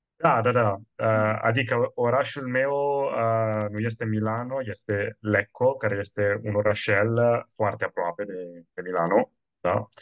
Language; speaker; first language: Romanian; non-native, fluent; Italian